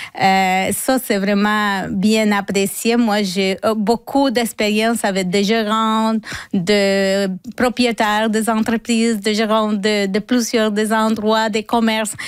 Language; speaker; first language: French; non-native, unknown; Spanish